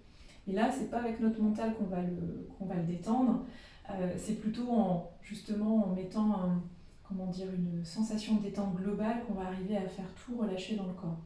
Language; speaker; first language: French; native; French